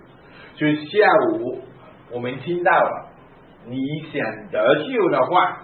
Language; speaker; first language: Chinese; native; Chinese